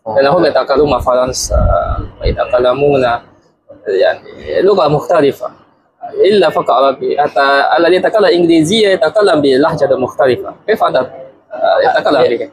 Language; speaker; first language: Arabic; non-native, learner; Chinese